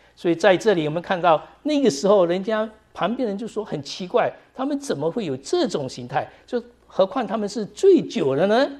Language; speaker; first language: Chinese; native; Chinese